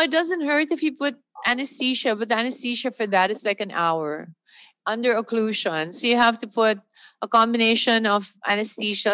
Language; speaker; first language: English; non-native, local second language; Filipino